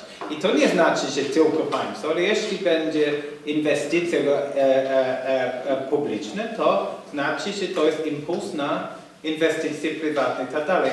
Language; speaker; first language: Polish; non-native, fluent; English